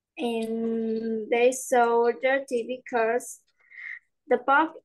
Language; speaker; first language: English; non-native, learner; Vietnamese